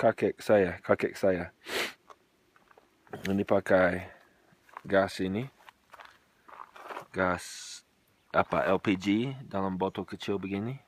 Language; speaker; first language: Indonesian; non-native, fluent; English